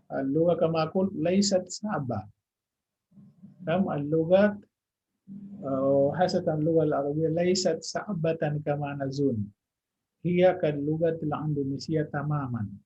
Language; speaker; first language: Arabic; non-native, fluent; Indonesian